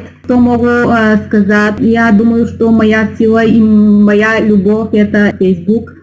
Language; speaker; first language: Russian; non-native, learner; Bulgarian